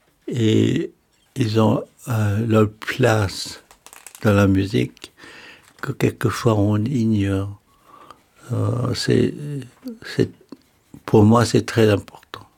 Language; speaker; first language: French; non-native, fluent; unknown